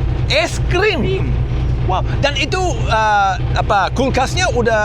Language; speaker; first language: Indonesian; non-native, fluent; English